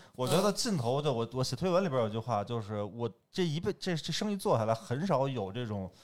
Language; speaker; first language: Chinese; native; Chinese